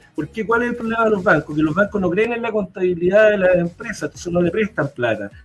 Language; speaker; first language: Spanish; native; Spanish